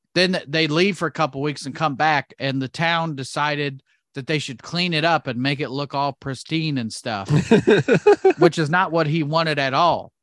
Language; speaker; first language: English; native; English